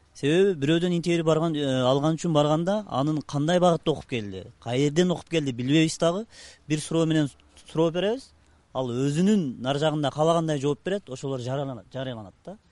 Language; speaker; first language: Kyrgyz; native; Kyrgyz